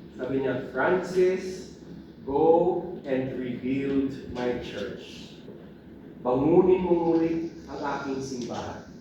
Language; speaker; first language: Filipino; non-native, local second language; Iloko